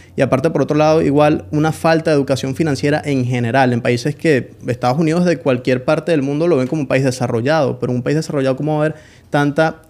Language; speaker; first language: Spanish; native; Spanish